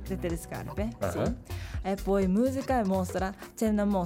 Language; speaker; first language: Italian; non-native, learner; Japanese